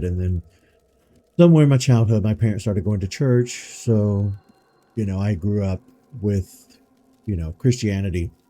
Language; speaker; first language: English; native; English